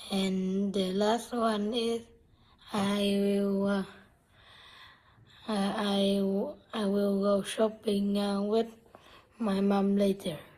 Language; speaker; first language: English; non-native, learner; Vietnamese